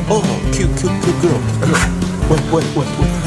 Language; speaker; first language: English; non-native, learner; Chinese